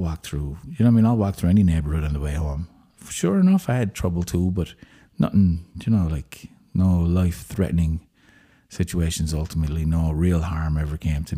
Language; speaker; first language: English; native; English